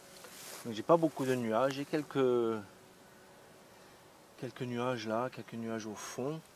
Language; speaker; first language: French; native; French